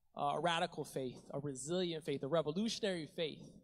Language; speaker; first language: English; native; English